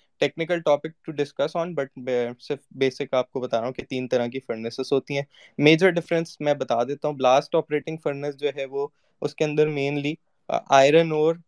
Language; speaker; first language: Urdu; native; Urdu